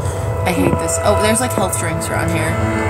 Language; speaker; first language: English; native; English